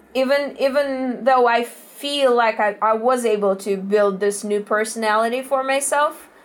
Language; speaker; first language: English; non-native, fluent; Russian